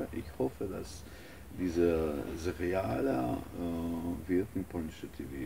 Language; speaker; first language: German; non-native, learner; Polish